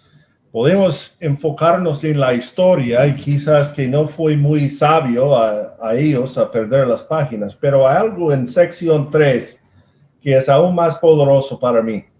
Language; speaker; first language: Spanish; non-native, fluent; English